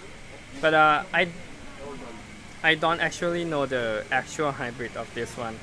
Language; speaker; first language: English; non-native, fluent; Thai